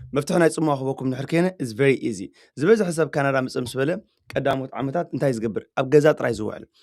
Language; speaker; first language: Tigrinya; native; Tigrinya